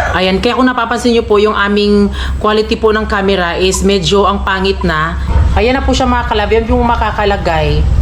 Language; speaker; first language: Filipino; non-native, local second language; Cebuano